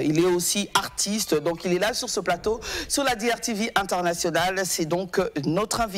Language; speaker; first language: French; native; French